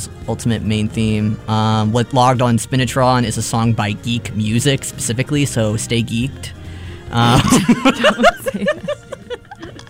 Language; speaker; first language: English; native; English